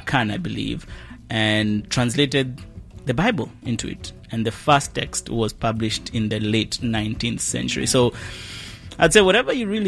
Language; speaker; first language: English; non-native, local second language; Kikuyu